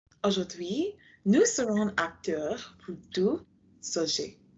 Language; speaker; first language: French; non-native, learner; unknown